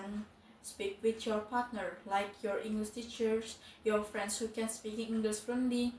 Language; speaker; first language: English; non-native, fluent; Indonesian